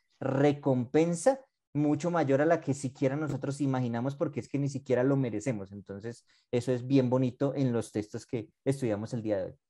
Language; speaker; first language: Spanish; native; Spanish